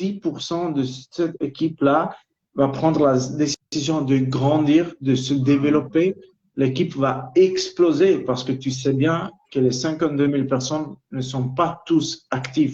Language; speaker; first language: French; non-native, local second language; Italian